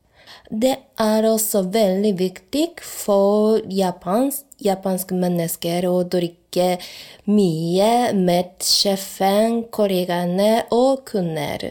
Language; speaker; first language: Norwegian; non-native, learner; Japanese